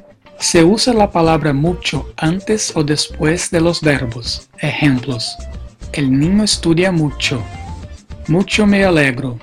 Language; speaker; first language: Spanish; non-native, fluent; Portuguese